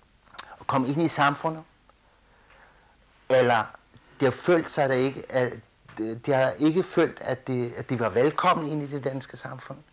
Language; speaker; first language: Danish; early bilingual, other home language; Kurdish